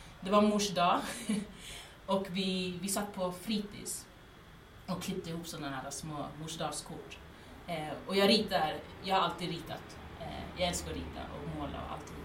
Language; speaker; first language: Swedish; early bilingual, other home language; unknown